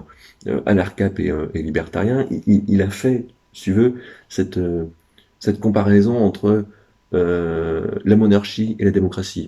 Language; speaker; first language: French; native; French